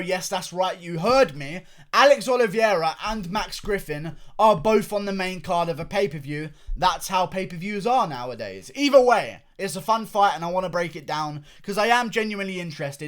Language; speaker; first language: English; native; English